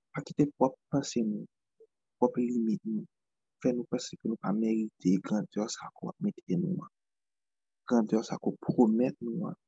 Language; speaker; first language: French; non-native, local second language; Haitian Creole